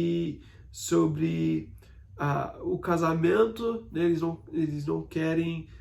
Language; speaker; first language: Portuguese; non-native, fluent; English